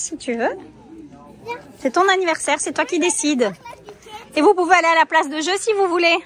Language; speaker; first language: French; native; French